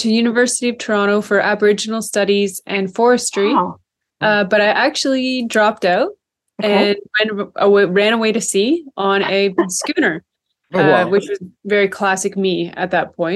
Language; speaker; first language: English; native; English